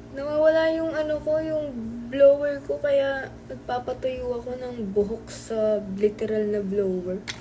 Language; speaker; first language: Filipino; native; Filipino